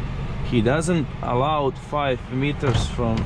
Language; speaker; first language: English; non-native, learner; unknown